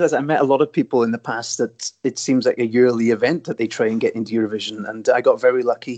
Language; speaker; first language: English; native; English